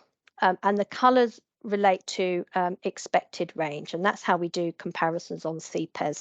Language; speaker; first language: English; native; English